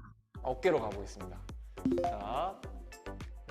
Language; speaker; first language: Korean; native; Korean